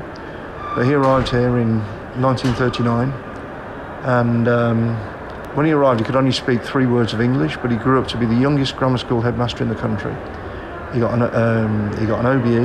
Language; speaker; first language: English; native; English